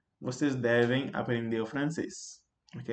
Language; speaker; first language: Portuguese; non-native, fluent; French